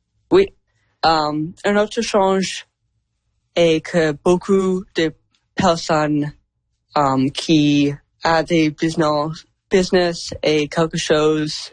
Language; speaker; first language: French; non-native, learner; English